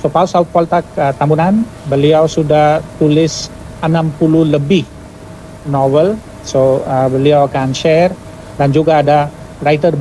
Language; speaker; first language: Indonesian; non-native, fluent; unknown